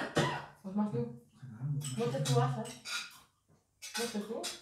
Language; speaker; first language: German; non-native, learner; Indonesian